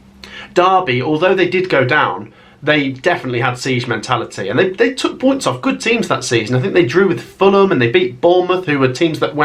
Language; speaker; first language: English; native; English